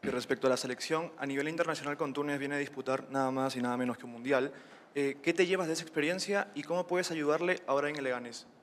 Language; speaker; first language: Spanish; native; Spanish